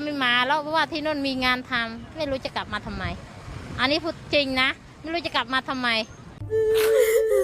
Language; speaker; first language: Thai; non-native, fluent; Khmer